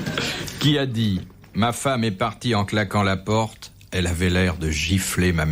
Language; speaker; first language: French; native; French